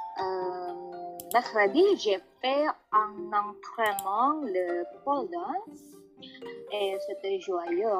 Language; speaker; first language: French; non-native, learner; Indonesian